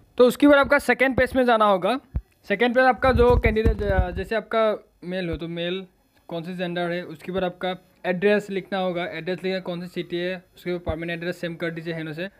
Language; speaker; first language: Hindi; non-native, local second language; Assamese